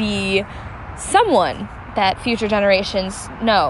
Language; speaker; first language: English; native; English